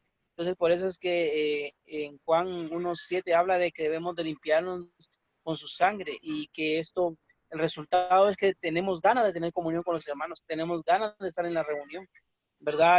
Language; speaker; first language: Spanish; native; Spanish